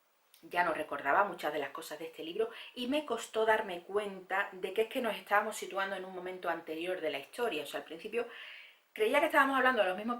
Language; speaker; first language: Spanish; native; Spanish